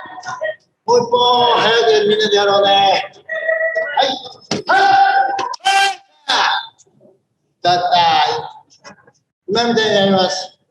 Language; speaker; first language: Japanese; native; Japanese